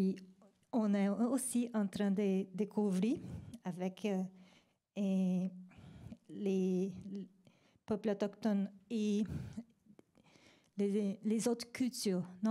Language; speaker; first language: French; non-native, fluent; Spanish